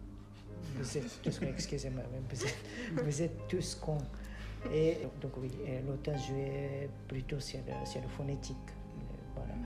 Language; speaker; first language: French; non-native, fluent; Japanese